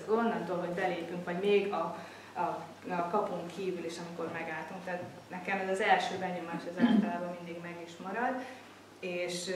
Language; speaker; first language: Hungarian; native; Hungarian